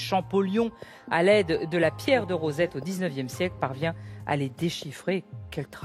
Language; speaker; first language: French; native; French